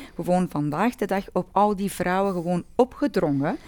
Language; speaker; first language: Dutch; non-native, fluent; Persian